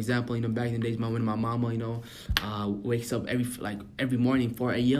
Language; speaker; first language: English; native; English